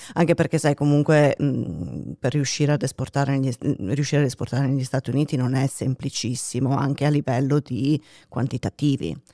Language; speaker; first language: Italian; native; Italian